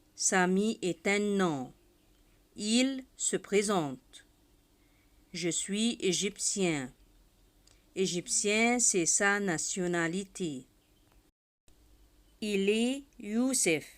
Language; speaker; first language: French; non-native, fluent; Arabic